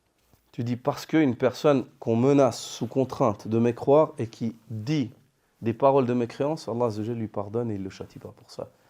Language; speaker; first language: French; native; French